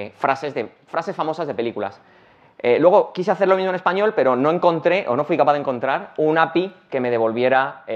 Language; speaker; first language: Spanish; native; Spanish